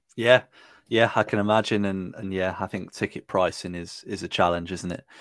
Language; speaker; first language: English; native; English